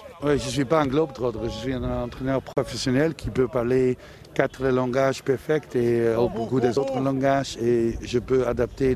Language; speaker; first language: French; non-native, learner; Dutch